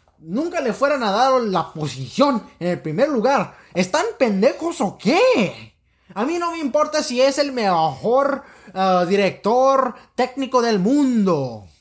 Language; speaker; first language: Spanish; early bilingual, heritage; Spanish